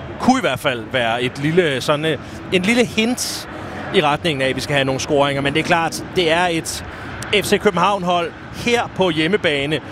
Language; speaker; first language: Danish; native; Danish